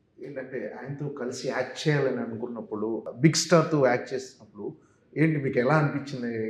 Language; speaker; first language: Telugu; native; Telugu